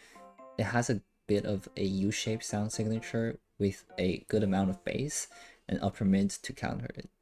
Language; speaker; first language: English; non-native, fluent; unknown